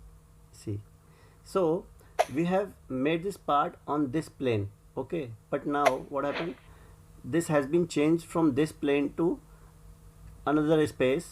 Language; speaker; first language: English; non-native, local second language; Hindi